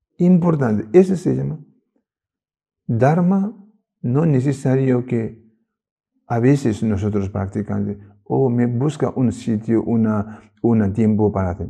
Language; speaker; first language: Spanish; non-native, learner; Tibetan